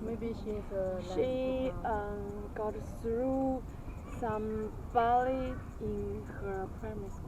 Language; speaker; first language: English; non-native, learner; Chinese